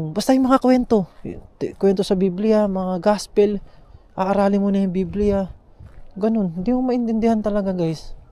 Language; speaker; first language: Filipino; native; Filipino